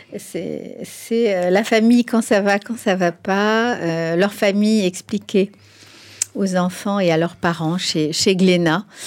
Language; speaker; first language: French; non-native, fluent; Spanish